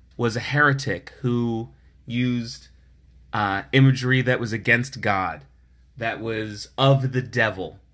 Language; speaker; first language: English; native; English